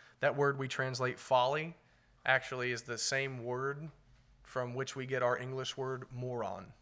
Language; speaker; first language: English; native; English